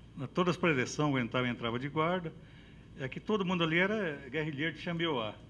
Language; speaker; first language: Portuguese; native; Portuguese